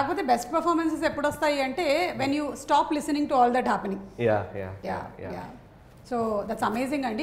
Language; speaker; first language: Telugu; native; Telugu